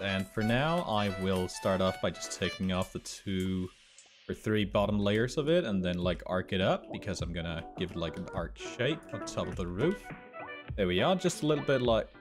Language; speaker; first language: English; native; English